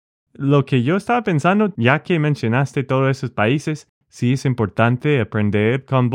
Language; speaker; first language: Spanish; non-native, fluent; English